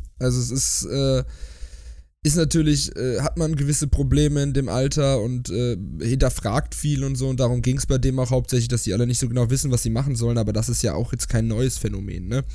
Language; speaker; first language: German; native; German